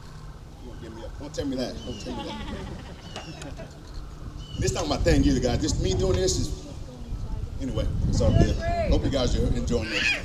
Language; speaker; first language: English; native; English